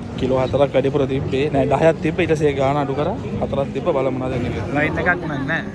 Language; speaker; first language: Sinhala; non-native, local second language; Tamil